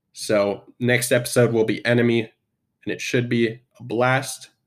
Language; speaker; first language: English; native; English